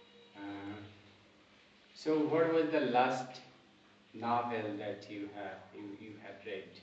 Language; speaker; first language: English; non-native, local second language; Bangla